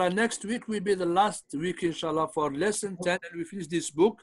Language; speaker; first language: English; non-native, fluent; Arabic